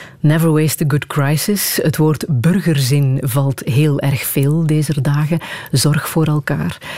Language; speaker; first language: Dutch; native; Dutch